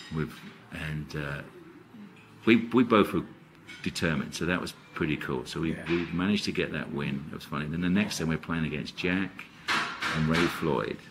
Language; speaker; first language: English; native; English